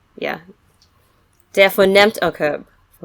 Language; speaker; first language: Danish; non-native, learner; English